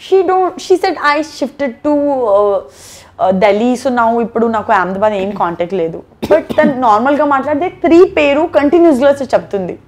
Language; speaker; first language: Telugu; non-native, learner; Gujarati